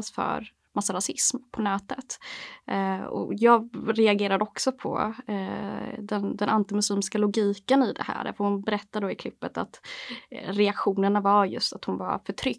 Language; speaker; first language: Swedish; native; Swedish